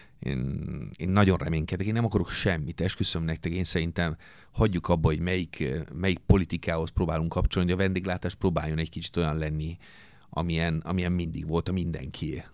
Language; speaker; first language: Hungarian; non-native, fluent; Italian